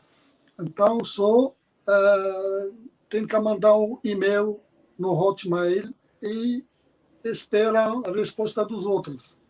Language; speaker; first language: Portuguese; non-native, fluent; Arabic